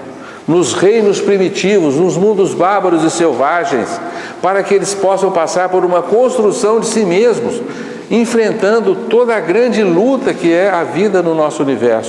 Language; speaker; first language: Portuguese; native; Portuguese